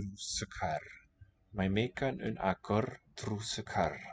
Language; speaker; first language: Welsh; non-native, learner; English